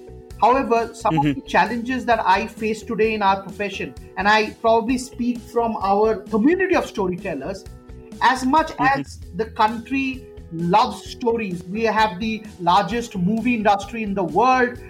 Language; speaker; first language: English; non-native, local second language; Bangla